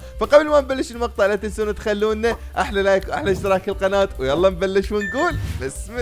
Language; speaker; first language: Arabic; native; Arabic